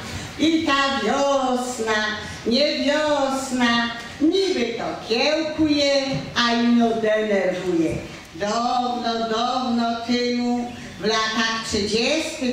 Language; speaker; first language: Polish; native; Polish